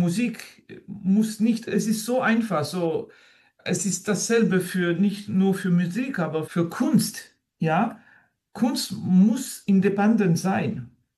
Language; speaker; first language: German; non-native, learner; French